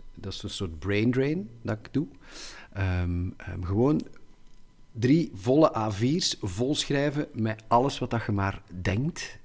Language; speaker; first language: Dutch; native; Dutch